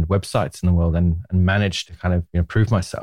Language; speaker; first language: English; native; English